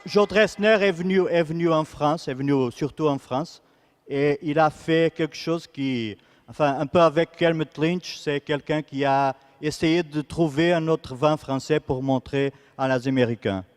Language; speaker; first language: French; non-native, fluent; Portuguese